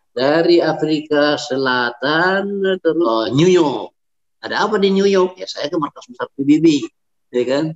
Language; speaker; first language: Indonesian; non-native, local second language; Batak Toba